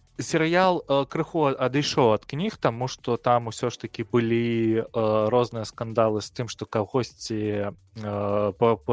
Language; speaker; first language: Belarusian; non-native, local second language; Russian